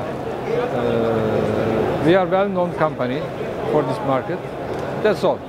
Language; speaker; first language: English; non-native, learner; Turkish